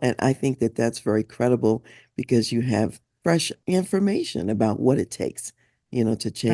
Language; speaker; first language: English; native; English